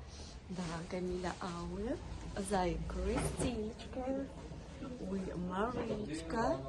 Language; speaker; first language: Arabic; non-native, learner; Russian